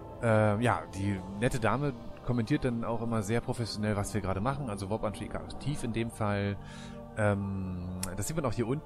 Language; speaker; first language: German; native; German